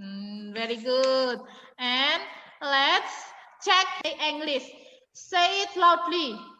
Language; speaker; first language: English; non-native, fluent; Indonesian